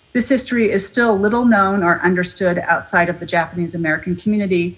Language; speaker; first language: English; native; English